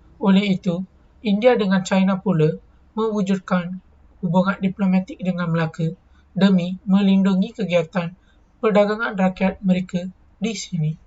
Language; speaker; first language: Malay; non-native, local second language; Tamil